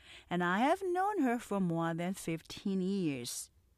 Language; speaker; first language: English; non-native, fluent; Korean